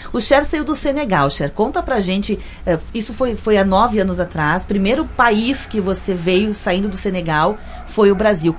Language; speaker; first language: Portuguese; native; Portuguese